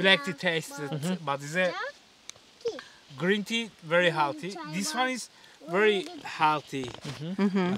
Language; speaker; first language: English; non-native, learner; Turkish